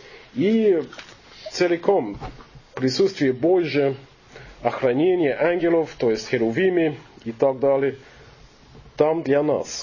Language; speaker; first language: Russian; non-native, fluent; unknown